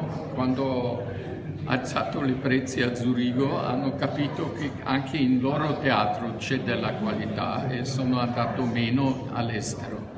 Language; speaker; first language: Italian; non-native, fluent; German